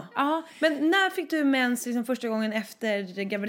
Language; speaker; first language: Swedish; native; Swedish